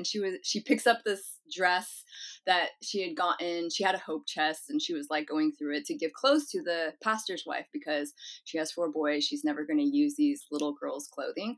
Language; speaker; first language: English; native; English